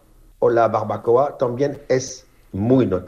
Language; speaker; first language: Spanish; non-native, fluent; French